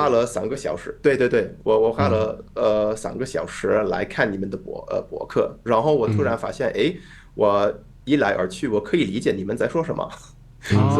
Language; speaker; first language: Chinese; non-native, fluent; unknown